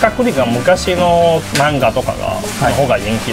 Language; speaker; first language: Japanese; non-native, learner; Cantonese